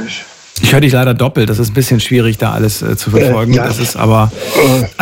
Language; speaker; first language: German; native; German